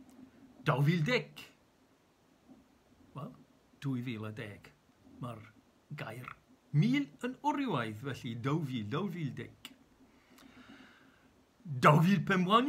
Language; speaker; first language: Welsh; native; Welsh